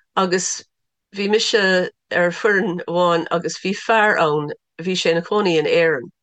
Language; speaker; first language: Irish; non-native, local second language; English